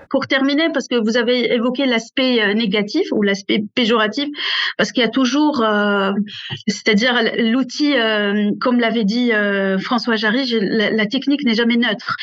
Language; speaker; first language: French; non-native, local second language; Arabic